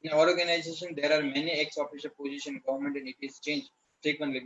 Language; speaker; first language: English; non-native, local second language; Gujarati